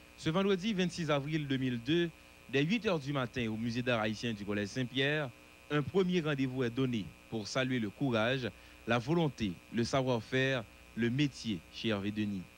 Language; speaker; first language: French; non-native, local second language; Haitian Creole